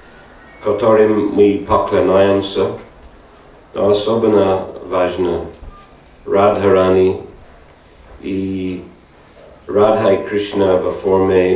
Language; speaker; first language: Russian; non-native, learner; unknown